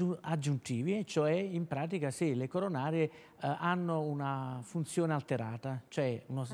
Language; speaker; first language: Italian; native; Italian